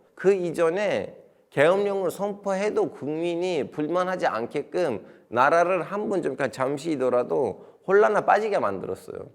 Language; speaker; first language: Korean; non-native, fluent; Turkish